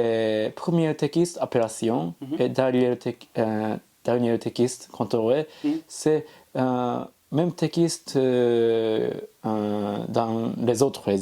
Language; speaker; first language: French; non-native, learner; Japanese